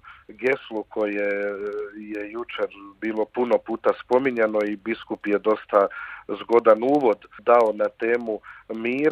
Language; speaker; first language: Croatian; native; Croatian